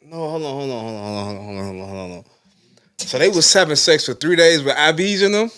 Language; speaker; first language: English; native; English